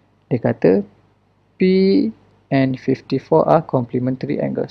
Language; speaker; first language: English; non-native, local second language; Malay